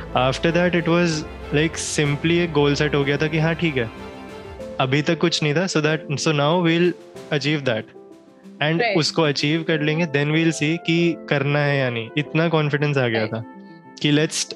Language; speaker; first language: English; non-native, local second language; Hindi